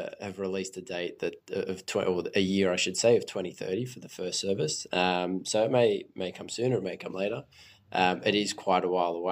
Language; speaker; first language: English; native; English